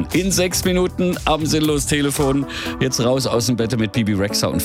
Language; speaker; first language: German; native; German